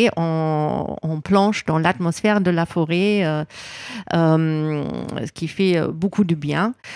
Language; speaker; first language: French; non-native, fluent; German